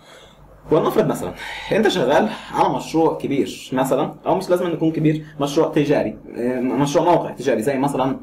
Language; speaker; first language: Arabic; native; Arabic